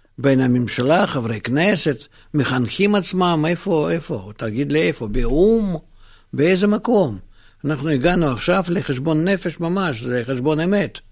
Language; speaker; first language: Hebrew; non-native, fluent; Russian